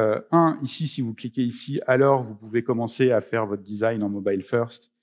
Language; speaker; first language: French; native; French